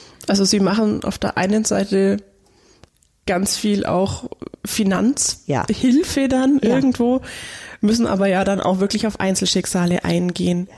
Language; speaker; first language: German; native; German